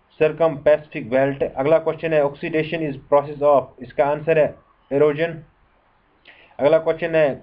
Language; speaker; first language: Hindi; non-native, local second language; Kashmiri